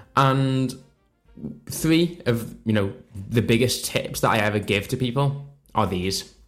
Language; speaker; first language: English; native; English